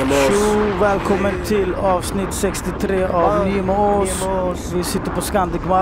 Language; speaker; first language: Swedish; native; Swedish